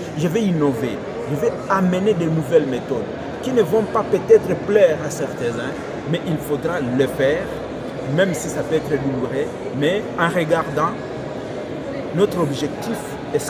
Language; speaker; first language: French; non-native, local second language; Swahili